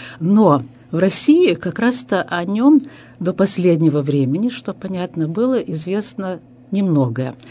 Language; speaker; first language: Russian; early bilingual, heritage; Russian